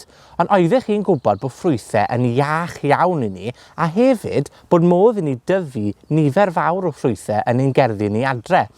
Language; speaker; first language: Welsh; native; Welsh